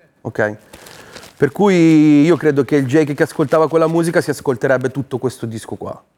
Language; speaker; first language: Italian; native; Italian